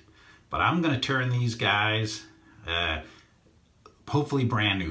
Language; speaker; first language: English; native; English